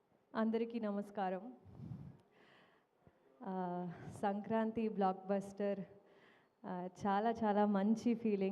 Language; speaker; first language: Telugu; non-native, fluent; Kannada